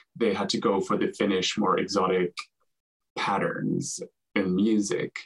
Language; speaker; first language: English; non-native, fluent; Finnish